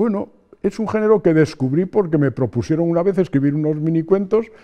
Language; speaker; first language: Spanish; native; Spanish